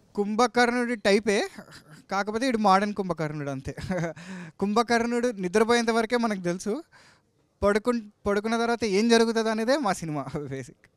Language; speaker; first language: Telugu; native; Telugu